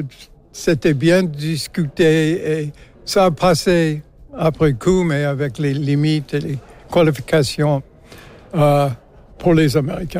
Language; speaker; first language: French; non-native, fluent; English